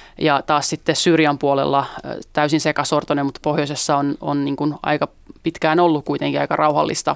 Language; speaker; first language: Finnish; early bilingual, other home language; Kurdish